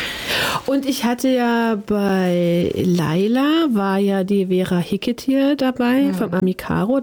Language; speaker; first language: German; native; German